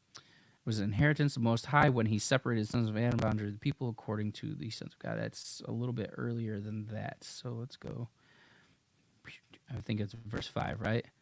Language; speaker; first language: English; native; English